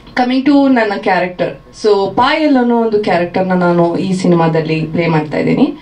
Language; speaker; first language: Kannada; native; Kannada